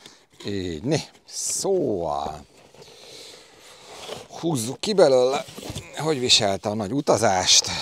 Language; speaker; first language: Hungarian; native; Hungarian